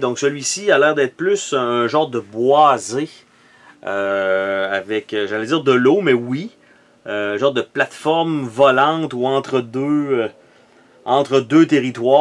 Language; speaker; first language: French; native; French